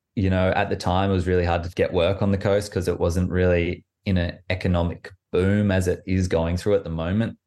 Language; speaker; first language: English; native; English